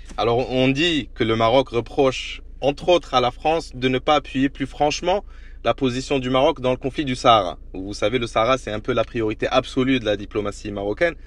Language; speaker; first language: French; non-native, local second language; Arabic